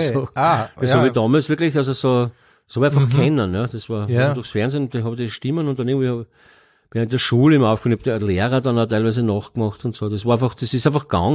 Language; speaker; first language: German; native; German